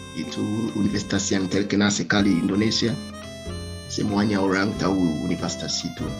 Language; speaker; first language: Indonesian; non-native, learner; Swahili